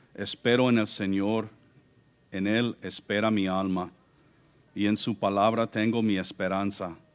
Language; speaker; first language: Spanish; non-native, fluent; English